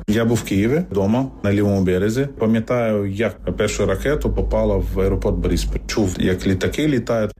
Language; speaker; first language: Ukrainian; non-native, fluent; Arabic